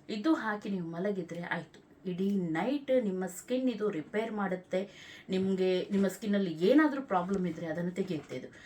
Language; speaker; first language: Kannada; non-native, local second language; Konkani